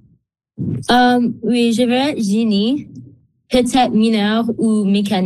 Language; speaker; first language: French; non-native, local second language; English